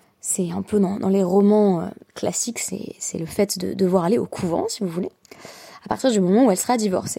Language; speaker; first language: French; native; French